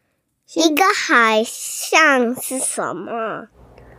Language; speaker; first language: Chinese; early bilingual, heritage; English